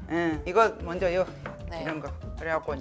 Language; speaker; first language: Korean; native; Korean